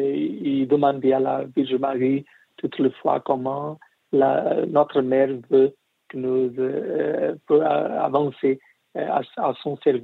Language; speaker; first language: French; non-native, learner; Portuguese